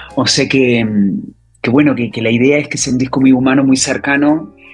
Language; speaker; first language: Spanish; native; Spanish